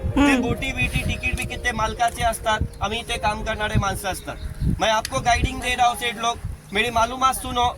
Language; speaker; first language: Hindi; non-native, local second language; Marathi